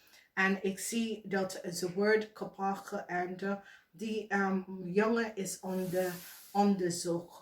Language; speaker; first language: Dutch; non-native, learner; English